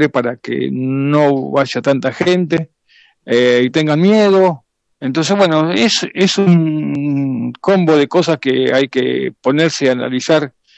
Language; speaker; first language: Spanish; native; Spanish